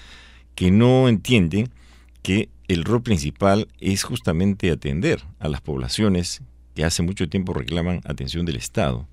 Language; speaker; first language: Spanish; native; Spanish